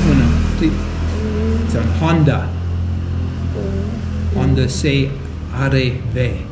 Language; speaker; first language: Spanish; non-native, learner; English